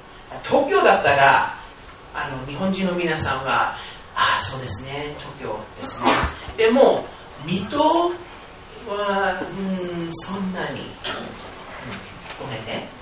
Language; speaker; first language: Japanese; non-native, fluent; English